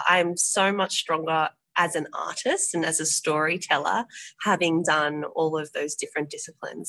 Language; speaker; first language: English; native; English